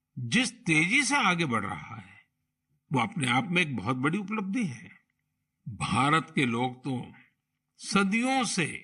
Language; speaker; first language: Hindi; non-native, local second language; Gujarati